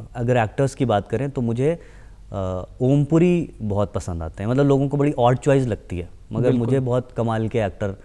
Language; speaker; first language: Hindi; native; Hindi